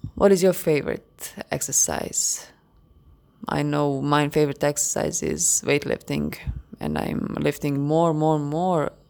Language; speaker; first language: English; non-native, fluent; Croatian